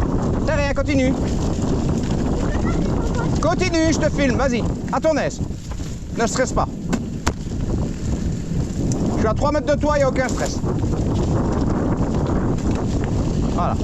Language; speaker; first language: French; native; French